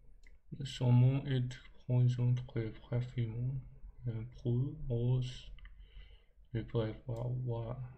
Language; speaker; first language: French; non-native, learner; English